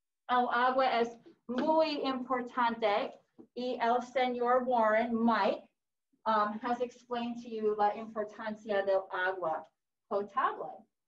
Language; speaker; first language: Spanish; non-native, fluent; English